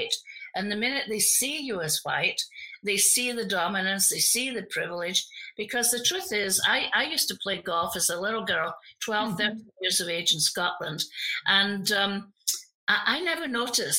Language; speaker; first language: English; native; English